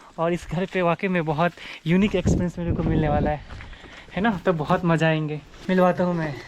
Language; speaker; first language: Hindi; native; Hindi